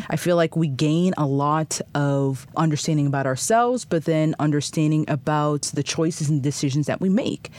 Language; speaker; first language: English; native; English